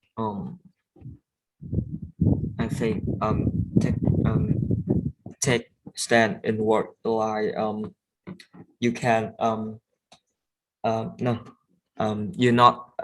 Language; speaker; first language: English; non-native, learner; Vietnamese